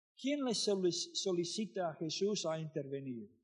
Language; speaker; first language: Spanish; non-native, fluent; English